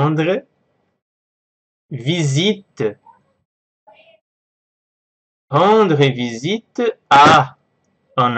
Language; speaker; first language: French; non-native, fluent; Portuguese